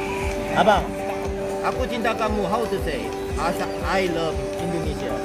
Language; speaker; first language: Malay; non-native, learner; Korean